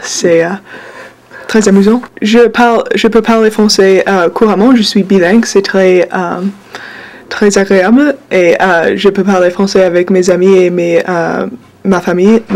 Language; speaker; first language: French; non-native, fluent; English